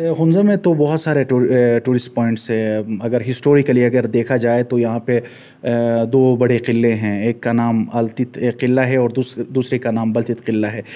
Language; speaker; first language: Urdu; non-native, local second language; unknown